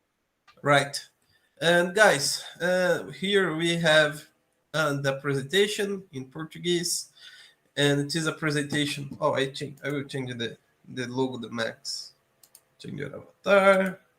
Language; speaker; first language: English; non-native, learner; Portuguese